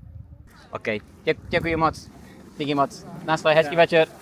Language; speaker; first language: Czech; non-native, learner; English